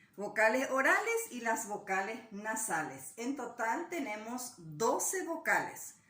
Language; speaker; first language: Spanish; native; Spanish